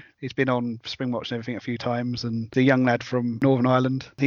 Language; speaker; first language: English; native; English